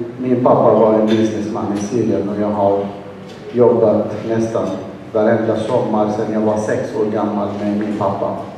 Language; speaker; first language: Swedish; non-native, fluent; Arabic